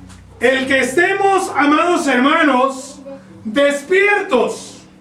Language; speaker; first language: Spanish; native; Spanish